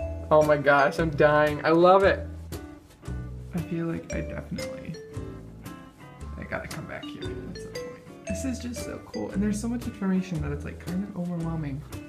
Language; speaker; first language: English; native; English